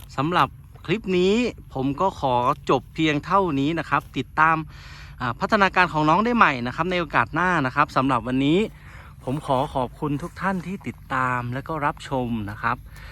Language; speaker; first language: Thai; native; Thai